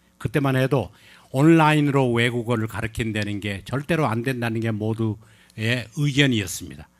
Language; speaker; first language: Korean; native; Korean